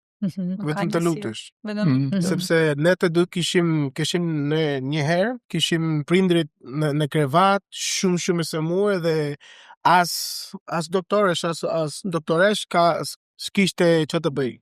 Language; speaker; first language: Albanian; non-native, learner; Spanish